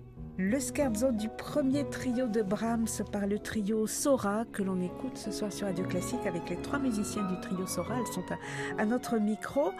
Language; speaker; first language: French; native; French